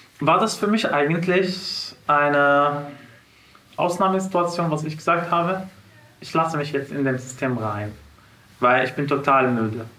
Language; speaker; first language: German; non-native, fluent; Arabic